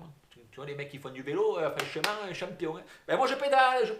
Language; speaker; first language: French; native; French